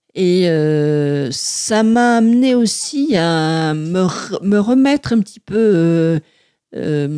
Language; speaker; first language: French; native; French